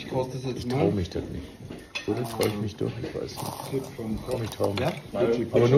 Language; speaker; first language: German; native; German